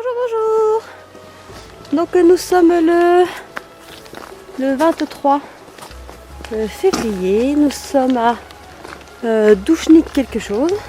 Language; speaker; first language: French; native; French